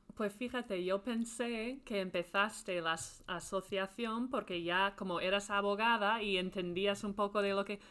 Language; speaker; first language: Spanish; non-native, fluent; English